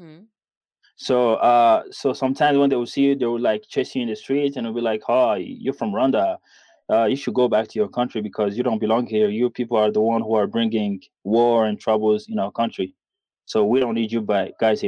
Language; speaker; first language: English; non-native, fluent; Kinyarwanda